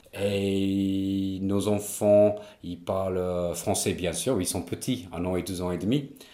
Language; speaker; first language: French; non-native, fluent; English